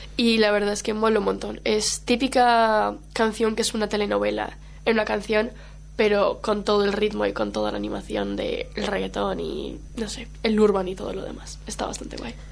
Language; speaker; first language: Spanish; non-native, local second language; Portuguese